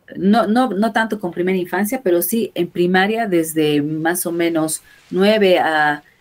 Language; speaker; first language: Spanish; native; Spanish